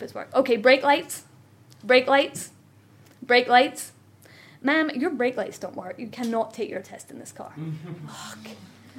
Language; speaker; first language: English; native; English